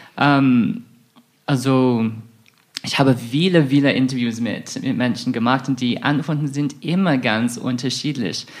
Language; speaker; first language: German; non-native, fluent; English